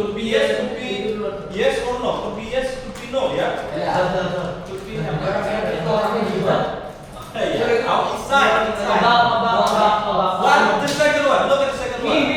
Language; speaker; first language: English; non-native, learner; Indonesian